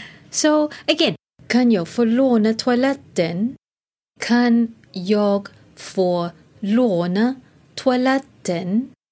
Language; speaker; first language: Swedish; non-native, learner; Malay